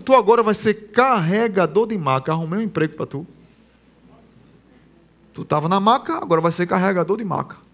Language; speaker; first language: Portuguese; native; Portuguese